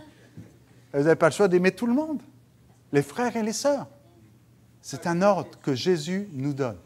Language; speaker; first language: French; native; French